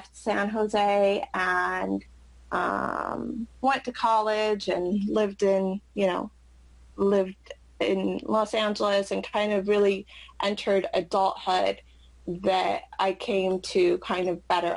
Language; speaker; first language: English; early bilingual, other home language; Arabic